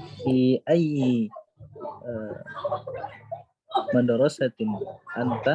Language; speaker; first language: Arabic; non-native, learner; Indonesian